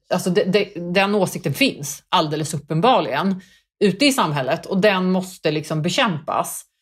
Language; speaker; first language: Swedish; early bilingual, other home language; Kurdish